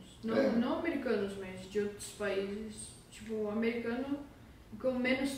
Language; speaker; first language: Portuguese; early bilingual, heritage; Portuguese